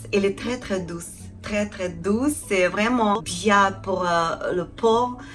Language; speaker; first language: French; non-native, learner; Ukrainian